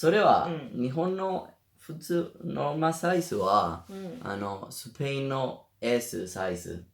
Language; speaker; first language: Japanese; non-native, learner; Spanish